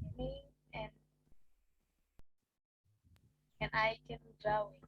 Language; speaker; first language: English; non-native, learner; Indonesian